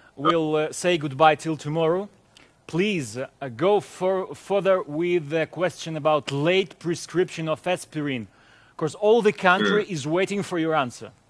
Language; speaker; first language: English; non-native, fluent; Ukrainian